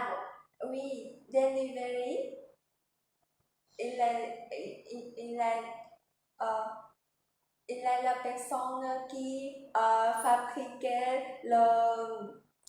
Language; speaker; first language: French; non-native, learner; Vietnamese